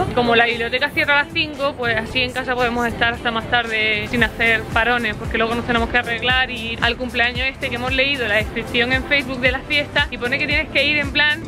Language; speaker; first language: Spanish; native; Spanish